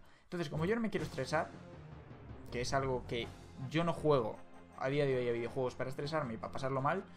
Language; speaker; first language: Spanish; native; Spanish